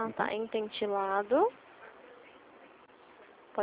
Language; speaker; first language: Portuguese; native; Portuguese